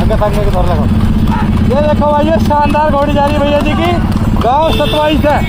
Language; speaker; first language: Hindi; native; Hindi